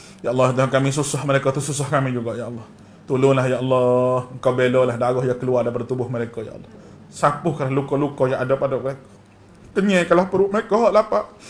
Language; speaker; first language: Malay; native; Malay